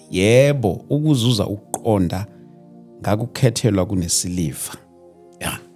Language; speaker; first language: Zulu; native; Zulu